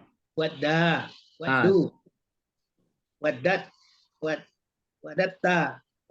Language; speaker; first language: Arabic; non-native, learner; Indonesian